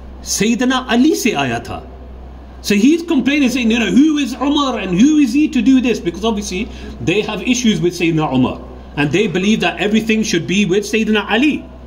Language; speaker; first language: English; early bilingual, other home language; Urdu